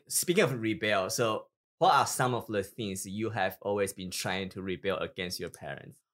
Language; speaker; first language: English; non-native, fluent; Chinese